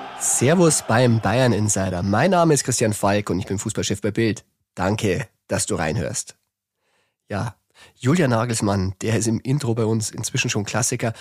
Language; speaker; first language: German; native; German